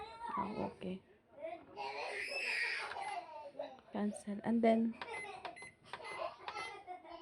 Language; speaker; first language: English; non-native, learner; Filipino